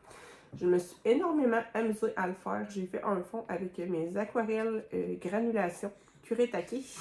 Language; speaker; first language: French; native; French